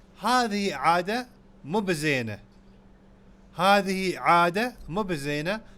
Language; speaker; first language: Arabic; non-native, fluent; Urdu